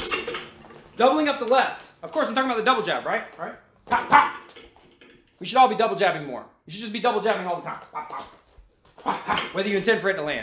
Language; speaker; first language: English; native; English